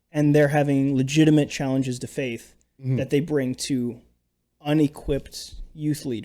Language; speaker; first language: English; native; English